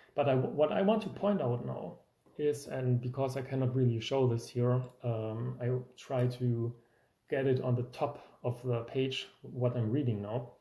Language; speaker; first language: English; non-native, fluent; German